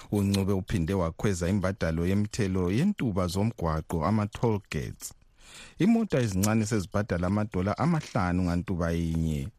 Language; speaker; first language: Zulu; native; Zulu